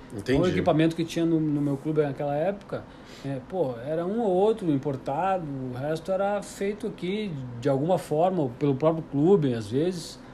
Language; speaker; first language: Portuguese; native; Portuguese